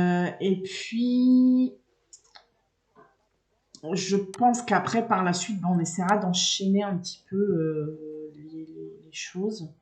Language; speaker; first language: French; native; French